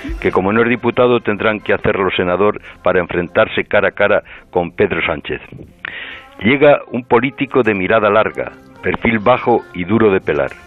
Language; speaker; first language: Spanish; native; Spanish